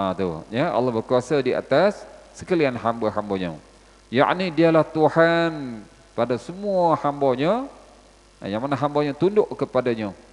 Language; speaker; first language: Malay; native; Malay